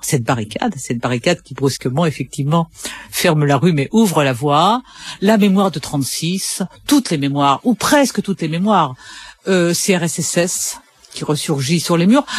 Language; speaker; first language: French; native; French